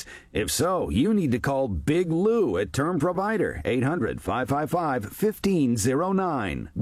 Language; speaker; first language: English; native; English